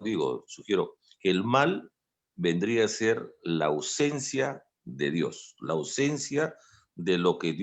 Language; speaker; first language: Spanish; native; Spanish